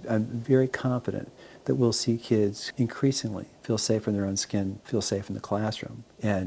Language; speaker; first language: English; native; English